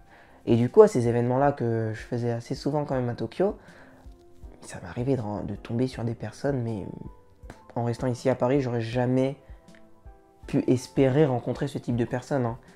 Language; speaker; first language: French; native; French